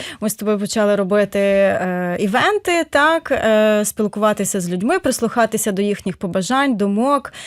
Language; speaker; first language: Ukrainian; native; Ukrainian